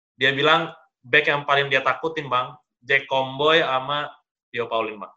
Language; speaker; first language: Indonesian; native; Indonesian